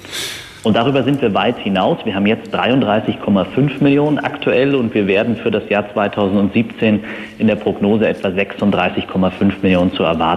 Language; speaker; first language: German; native; German